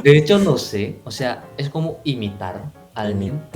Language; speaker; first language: Spanish; non-native, fluent; Indonesian